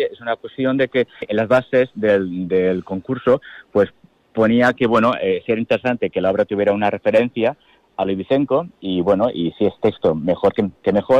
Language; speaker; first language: Spanish; native; Spanish